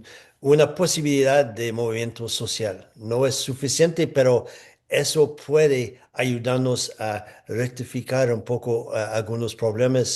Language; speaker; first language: Spanish; non-native, fluent; English